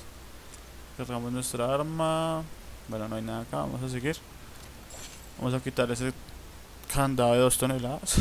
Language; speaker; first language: Spanish; native; Spanish